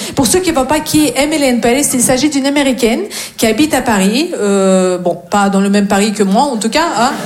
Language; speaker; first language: French; non-native, fluent; Russian